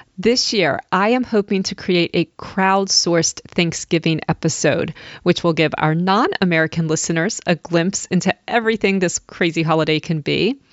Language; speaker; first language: English; native; English